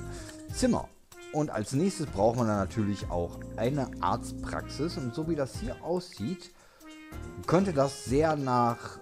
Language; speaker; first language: German; native; German